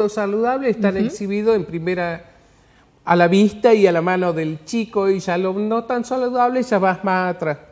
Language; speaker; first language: Spanish; native; Spanish